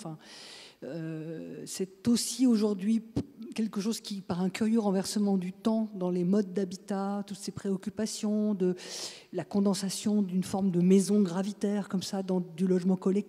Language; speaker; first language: French; native; French